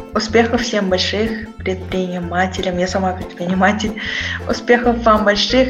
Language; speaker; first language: Russian; non-native, fluent; Persian